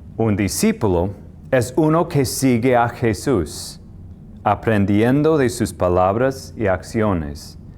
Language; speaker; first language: Spanish; non-native, fluent; English